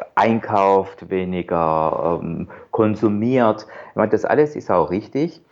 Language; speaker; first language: German; non-native, fluent; Persian